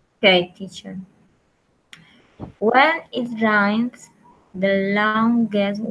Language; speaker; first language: English; non-native, learner; Spanish